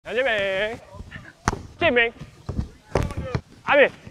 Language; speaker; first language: Chinese; early bilingual, heritage; English